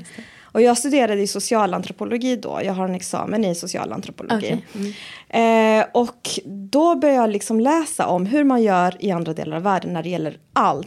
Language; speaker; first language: Swedish; native; Swedish